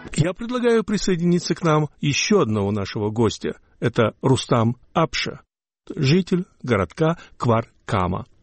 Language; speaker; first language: Russian; non-native, local second language; Chechen